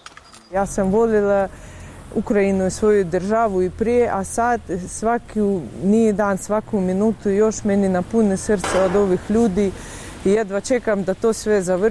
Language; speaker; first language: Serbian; non-native, learner; Russian